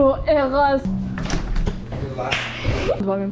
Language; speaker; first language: French; native; French